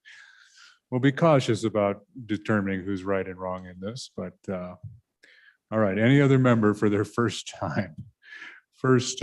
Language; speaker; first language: English; native; English